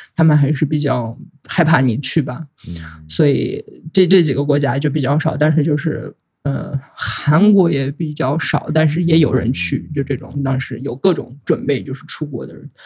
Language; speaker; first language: Chinese; non-native, local second language; Uyghur